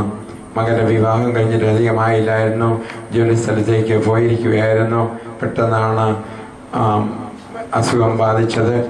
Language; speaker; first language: Malayalam; native; Malayalam